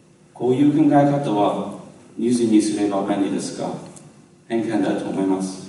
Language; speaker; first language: Japanese; non-native, learner; English